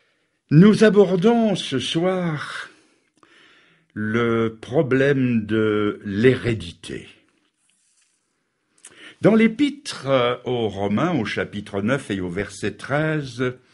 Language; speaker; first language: French; native; French